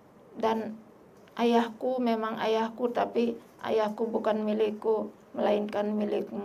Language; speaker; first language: Indonesian; non-native, local second language; Sasak